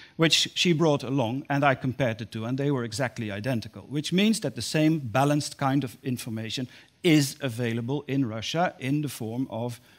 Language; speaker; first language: English; non-native, fluent; Dutch